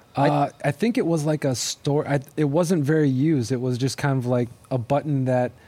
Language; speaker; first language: English; native; English